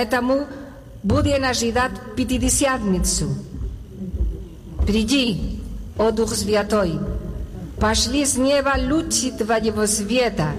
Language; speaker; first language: Russian; non-native, learner; Spanish